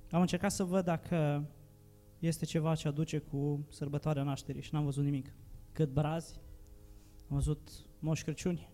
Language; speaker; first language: Romanian; native; Romanian